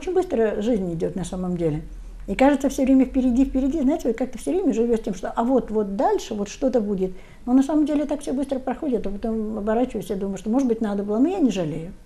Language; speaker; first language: Russian; native; Russian